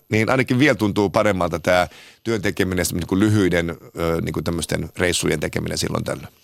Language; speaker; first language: Finnish; native; Finnish